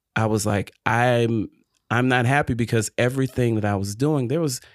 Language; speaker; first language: English; native; English